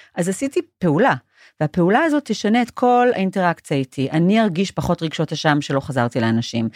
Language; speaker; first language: Hebrew; non-native, fluent; English